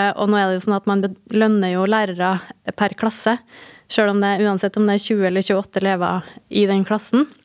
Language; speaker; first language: Norwegian; native; Norwegian